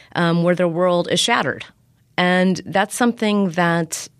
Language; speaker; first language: English; native; English